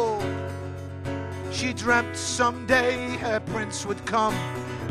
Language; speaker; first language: English; native; English